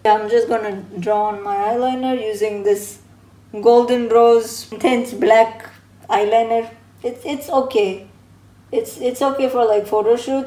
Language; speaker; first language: English; early bilingual, heritage; English